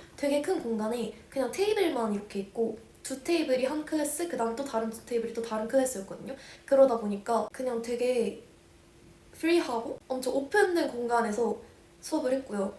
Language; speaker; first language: Korean; native; Korean